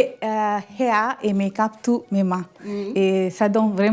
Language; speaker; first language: French; non-native, learner; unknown